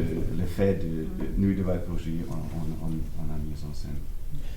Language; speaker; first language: French; non-native, learner; German